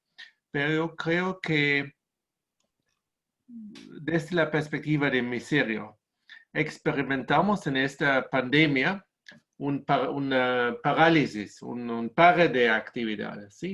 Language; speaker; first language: Spanish; non-native, fluent; German